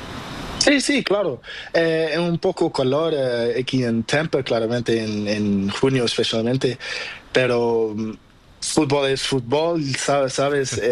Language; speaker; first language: Spanish; non-native, learner; Portuguese